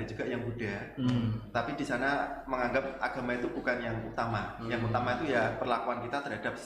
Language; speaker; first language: Indonesian; native; Indonesian